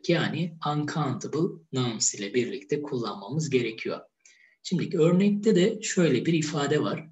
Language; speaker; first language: Turkish; native; Turkish